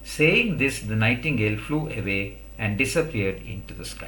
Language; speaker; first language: English; non-native, local second language; Malayalam